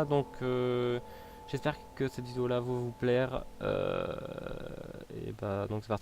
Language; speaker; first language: French; native; French